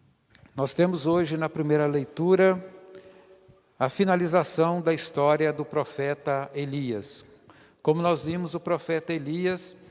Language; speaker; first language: Portuguese; native; Portuguese